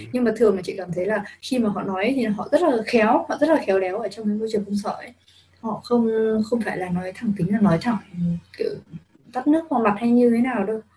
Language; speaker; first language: Vietnamese; native; Vietnamese